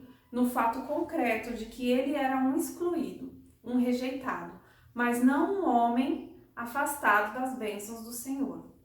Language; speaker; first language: Portuguese; native; Portuguese